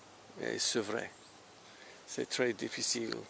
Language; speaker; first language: French; non-native, learner; English